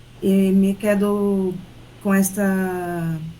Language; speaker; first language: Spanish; non-native, learner; Portuguese